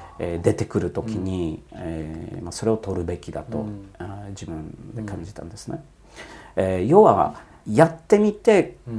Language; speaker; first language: Japanese; non-native, fluent; Polish